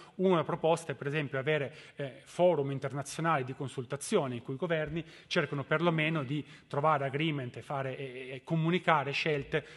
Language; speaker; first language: Italian; native; Italian